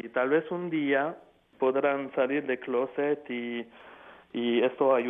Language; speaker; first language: Spanish; non-native, fluent; French